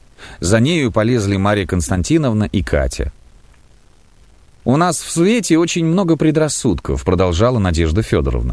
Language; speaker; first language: Russian; native; Russian